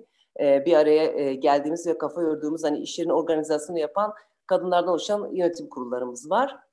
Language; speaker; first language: Turkish; native; Turkish